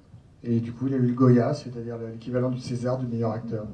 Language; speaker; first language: French; native; French